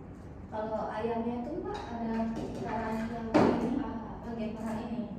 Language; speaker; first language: Indonesian; native; Indonesian